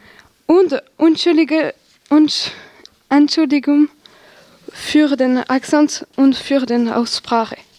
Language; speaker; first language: German; non-native, learner; French